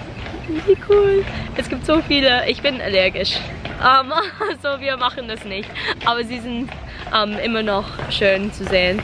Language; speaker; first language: German; non-native, learner; English